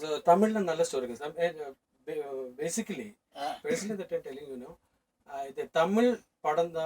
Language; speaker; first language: Tamil; non-native, learner; Malayalam